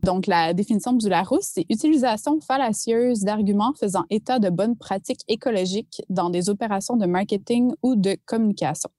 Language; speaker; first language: French; native; French